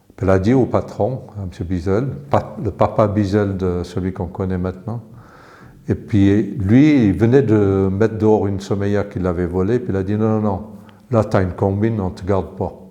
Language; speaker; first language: French; early bilingual, other home language; English